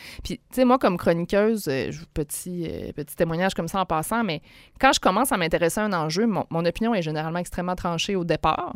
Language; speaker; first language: French; native; French